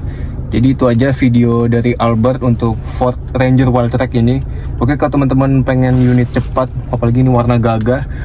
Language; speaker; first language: Indonesian; native; Indonesian